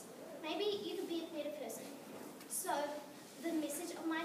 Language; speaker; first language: English; native; English